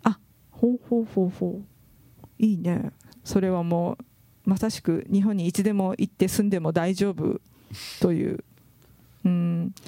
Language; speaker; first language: Japanese; native; Japanese